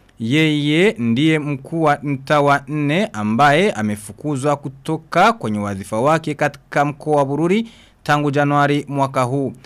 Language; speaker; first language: Swahili; non-native, local second language; Rundi